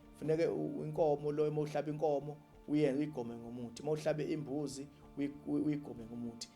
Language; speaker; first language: Zulu; native; Zulu